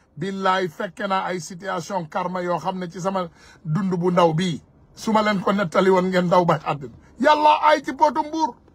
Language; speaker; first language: Wolof; non-native, local second language; Soninke